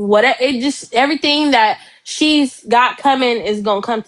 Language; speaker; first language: English; native; English